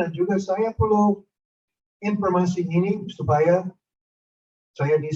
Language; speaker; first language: Indonesian; non-native, fluent; English